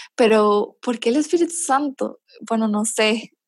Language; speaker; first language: Spanish; native; Spanish